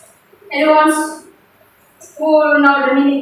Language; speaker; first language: English; non-native, learner; Indonesian